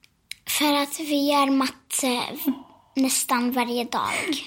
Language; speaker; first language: Swedish; early bilingual, other home language; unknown